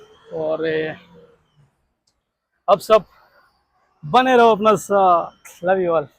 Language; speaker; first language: Hindi; non-native, local second language; Rangpuri